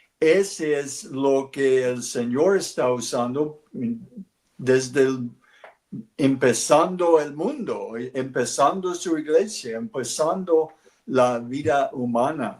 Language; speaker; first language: Spanish; non-native, learner; English